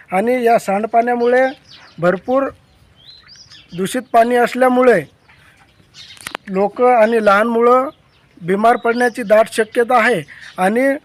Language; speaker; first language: Marathi; native; Marathi